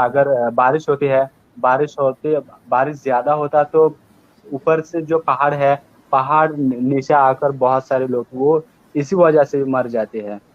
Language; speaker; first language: Hindi; non-native, learner; Rohingya